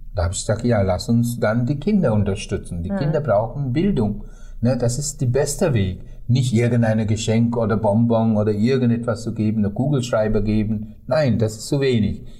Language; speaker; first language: German; non-native, fluent; Sinhala